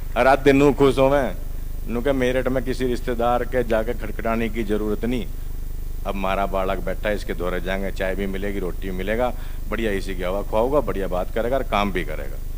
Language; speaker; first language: Hindi; native; Hindi